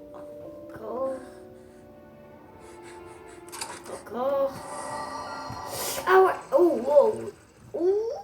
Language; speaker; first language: French; native; French